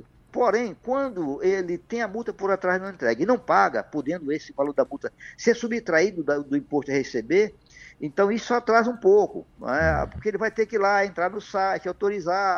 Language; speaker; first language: Portuguese; native; Portuguese